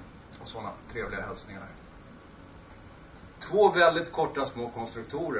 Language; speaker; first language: Swedish; native; Swedish